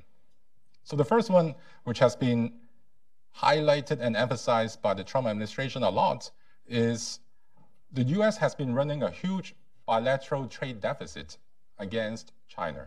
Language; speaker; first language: English; non-native, local second language; Cantonese